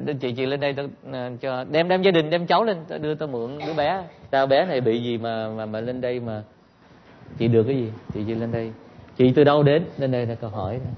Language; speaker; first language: Vietnamese; native; Vietnamese